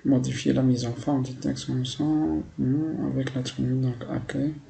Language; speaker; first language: French; non-native, local second language; Arabic